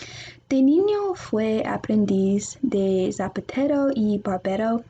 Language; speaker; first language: Spanish; non-native, learner; English